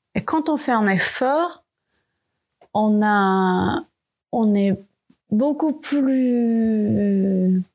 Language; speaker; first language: French; non-native, fluent; Swedish